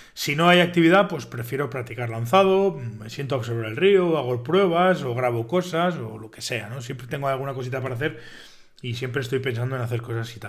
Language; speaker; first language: Spanish; native; Spanish